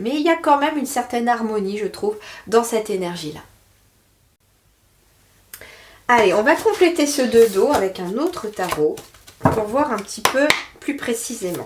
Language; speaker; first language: French; native; French